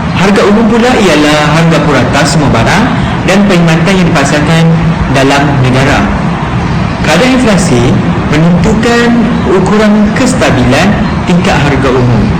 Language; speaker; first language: Malay; native; Malay